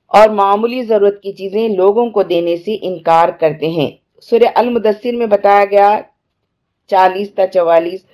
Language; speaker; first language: Urdu; native; Urdu